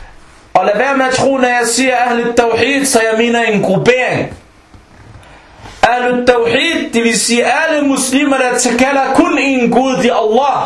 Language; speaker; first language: Danish; non-native, local second language; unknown